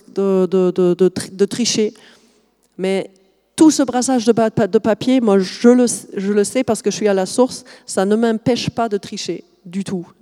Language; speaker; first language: French; non-native, fluent; German